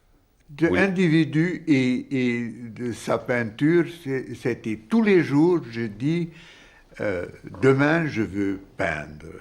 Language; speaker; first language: French; non-native, fluent; Hungarian